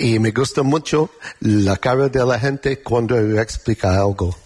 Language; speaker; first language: Spanish; non-native, learner; English